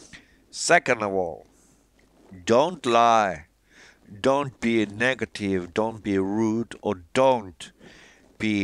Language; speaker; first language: English; non-native, fluent; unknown